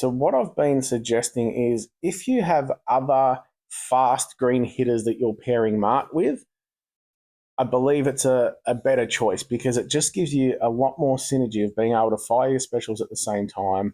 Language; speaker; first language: English; native; English